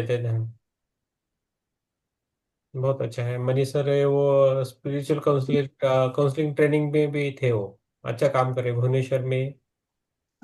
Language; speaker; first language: Hindi; native; Hindi